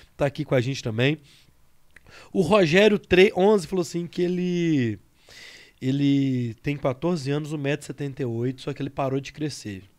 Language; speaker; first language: Portuguese; native; Portuguese